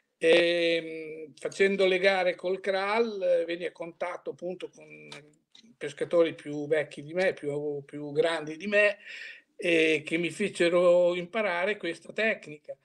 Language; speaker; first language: Italian; native; Italian